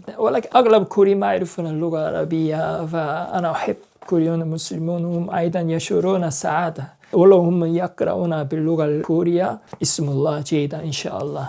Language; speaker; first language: Arabic; non-native, learner; Korean